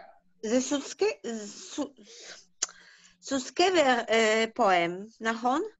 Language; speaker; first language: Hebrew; non-native, learner; Russian